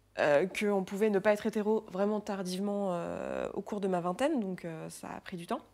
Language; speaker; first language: French; native; French